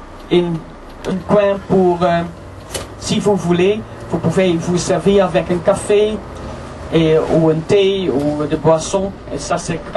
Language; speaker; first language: French; non-native, fluent; Dutch